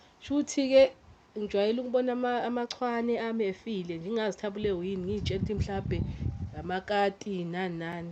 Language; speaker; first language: Zulu; native; Zulu